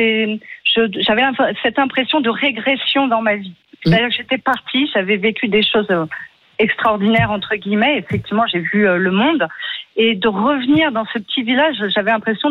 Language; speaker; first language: French; native; French